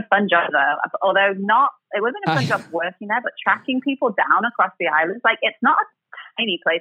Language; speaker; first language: English; native; English